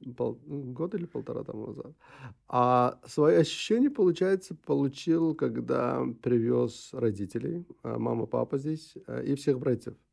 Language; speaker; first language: Russian; non-native, local second language; Uzbek